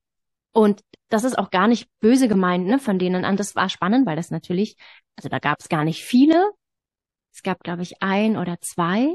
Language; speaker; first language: German; native; German